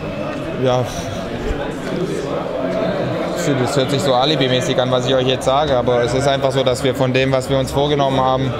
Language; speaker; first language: German; native; German